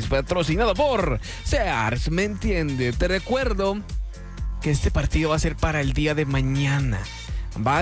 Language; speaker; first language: Spanish; native; Spanish